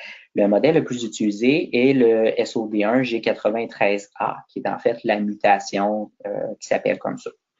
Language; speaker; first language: French; native; French